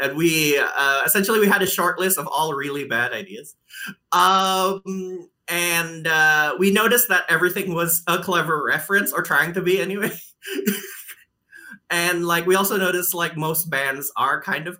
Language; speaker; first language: English; non-native, fluent; Indonesian